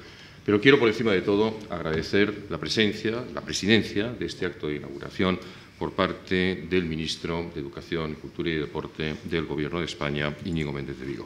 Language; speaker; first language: Spanish; native; Spanish